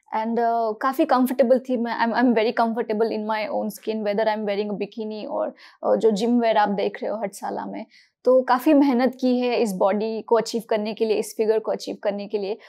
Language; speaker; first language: Hindi; non-native, local second language; Marathi